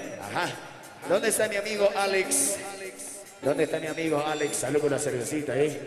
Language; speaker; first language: Spanish; native; Spanish